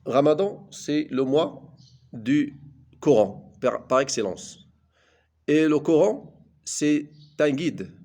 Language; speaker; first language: French; non-native, local second language; Arabic